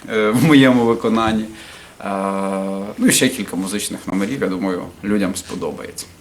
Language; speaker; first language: Ukrainian; native; Ukrainian